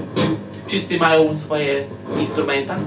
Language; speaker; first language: Polish; native; Polish